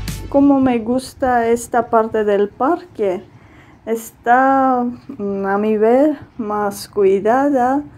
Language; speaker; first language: Spanish; non-native, fluent; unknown